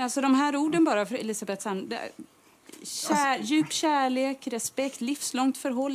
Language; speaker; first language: Swedish; native; Swedish